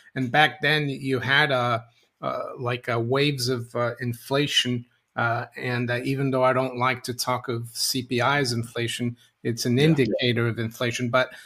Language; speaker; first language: English; non-native, fluent; Portuguese